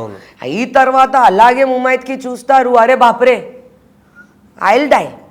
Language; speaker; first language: Telugu; non-native, learner; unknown